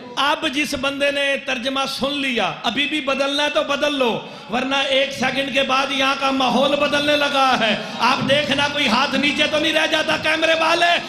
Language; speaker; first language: Urdu; non-native, local second language; Punjabi